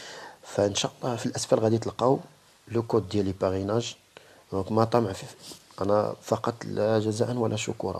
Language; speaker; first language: Arabic; native; Arabic